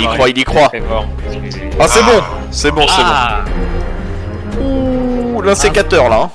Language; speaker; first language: French; native; French